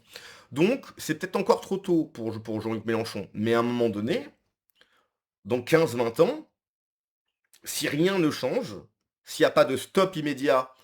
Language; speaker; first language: French; native; French